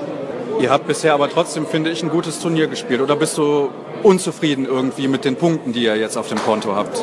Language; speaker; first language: German; native; German